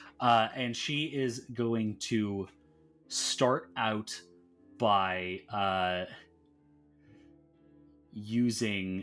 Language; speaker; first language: English; native; English